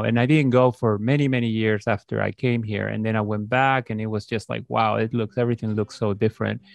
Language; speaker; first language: English; native; English